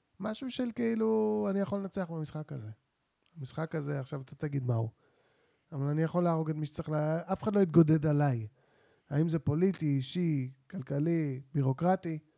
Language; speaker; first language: Hebrew; native; Hebrew